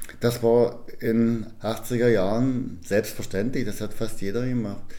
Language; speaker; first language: German; native; German